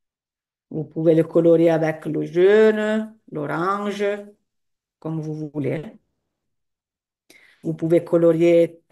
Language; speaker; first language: French; non-native, fluent; Italian